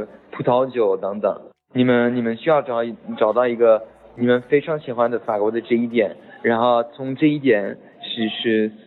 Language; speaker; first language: Chinese; non-native, fluent; French